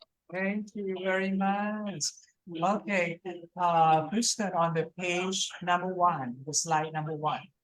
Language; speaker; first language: English; non-native, fluent; Thai